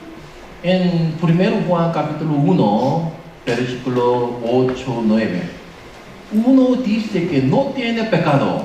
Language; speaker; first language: Spanish; non-native, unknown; Korean